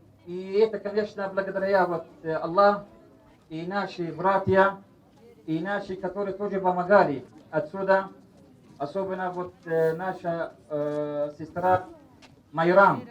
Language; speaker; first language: Russian; non-native, fluent; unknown